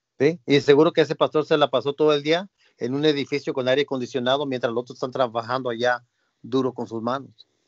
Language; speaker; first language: Spanish; early bilingual, heritage; Spanish